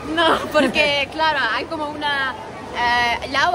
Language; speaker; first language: Spanish; non-native, fluent; Ukrainian